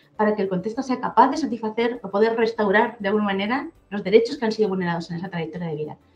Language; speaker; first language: Spanish; native; Spanish